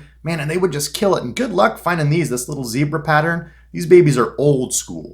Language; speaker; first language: English; native; English